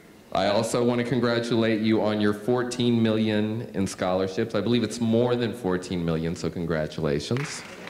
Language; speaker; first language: English; native; English